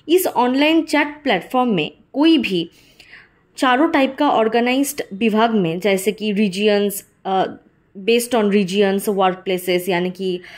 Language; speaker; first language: Hindi; non-native, local second language; Bangla